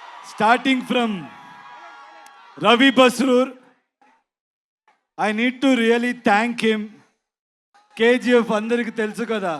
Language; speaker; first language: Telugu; non-native, learner; Kannada